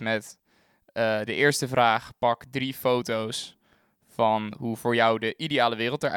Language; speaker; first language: Dutch; native; Dutch